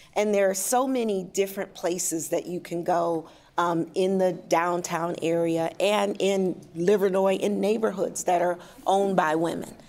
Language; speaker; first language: English; native; English